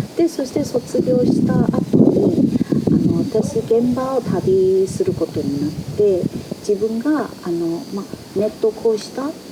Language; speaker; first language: Japanese; non-native, fluent; Chinese